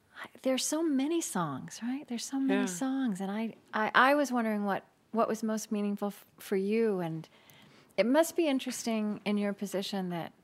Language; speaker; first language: English; native; English